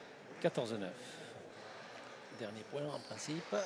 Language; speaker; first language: French; native; French